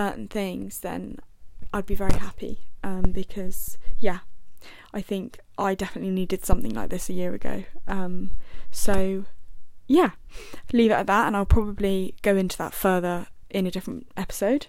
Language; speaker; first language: English; native; English